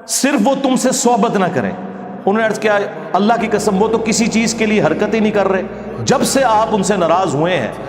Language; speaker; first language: Urdu; native; Urdu